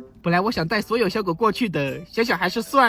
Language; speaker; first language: Chinese; native; Chinese